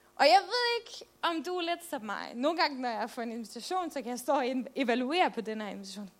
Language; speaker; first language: Danish; non-native, local second language; Faroese